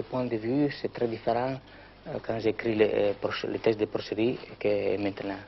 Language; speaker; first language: French; non-native, local second language; Italian